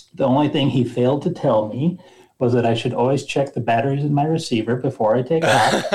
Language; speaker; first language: English; native; English